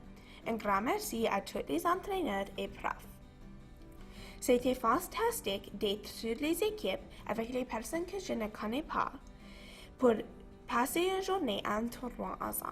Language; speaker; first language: French; non-native, local second language; English